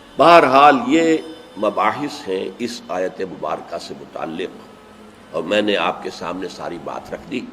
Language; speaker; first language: Urdu; native; Urdu